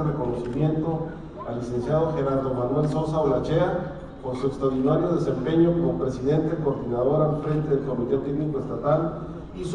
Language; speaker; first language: Spanish; native; Spanish